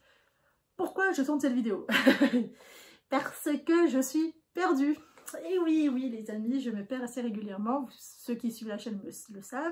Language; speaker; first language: French; native; French